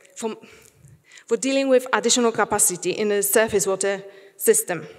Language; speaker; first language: English; non-native, fluent; Polish